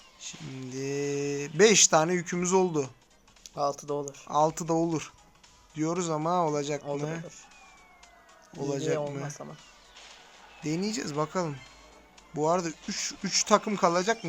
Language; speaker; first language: Turkish; native; Turkish